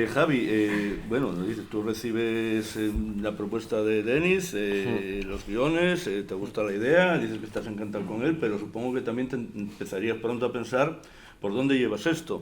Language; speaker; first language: Spanish; native; Spanish